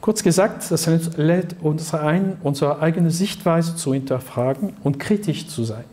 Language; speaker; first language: German; non-native, fluent; French